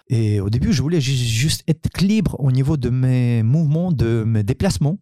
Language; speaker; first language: French; non-native, fluent; Ukrainian